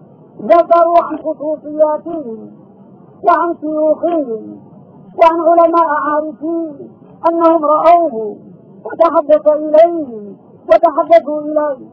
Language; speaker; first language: Arabic; native; Arabic